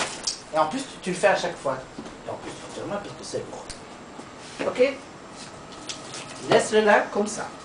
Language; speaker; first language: French; native; French